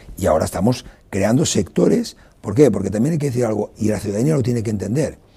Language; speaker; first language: Spanish; non-native, local second language; Catalan